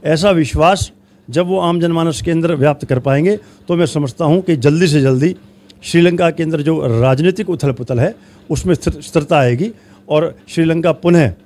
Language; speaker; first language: Hindi; native; Hindi